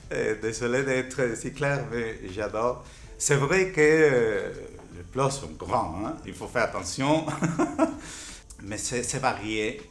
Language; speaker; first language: French; non-native, fluent; Spanish